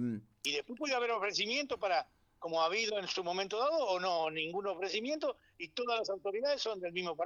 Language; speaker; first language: Spanish; native; Spanish